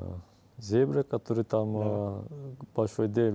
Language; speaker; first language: Russian; non-native, learner; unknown